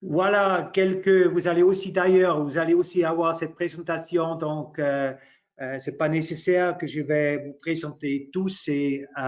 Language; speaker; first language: French; non-native, local second language; German